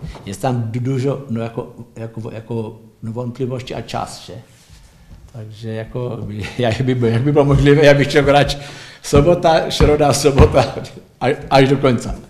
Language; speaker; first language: Polish; non-native, learner; Czech